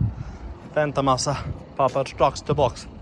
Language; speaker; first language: Swedish; non-native, learner; English